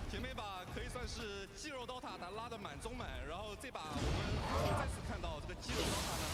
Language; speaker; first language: Chinese; native; Chinese